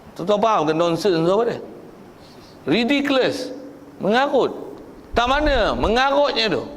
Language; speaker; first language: Malay; native; Malay